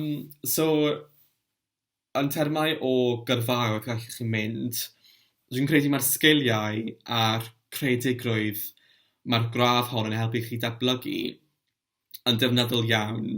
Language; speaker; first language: Welsh; non-native, local second language; English